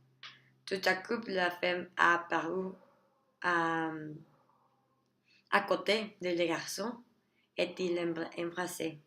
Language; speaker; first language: French; non-native, learner; Spanish